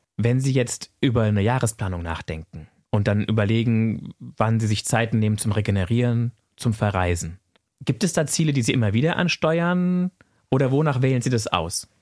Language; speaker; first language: German; native; German